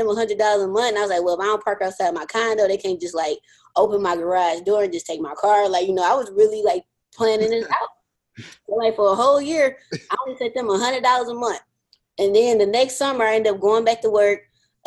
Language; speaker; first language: English; native; English